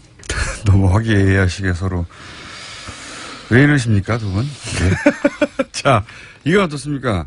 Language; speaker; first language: Korean; native; Korean